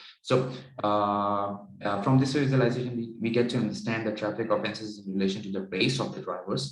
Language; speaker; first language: English; non-native, local second language; Urdu